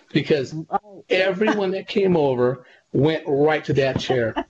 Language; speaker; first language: English; native; English